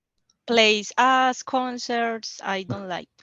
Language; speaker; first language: English; non-native, learner; Spanish